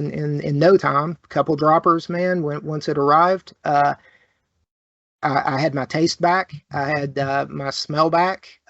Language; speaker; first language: English; native; English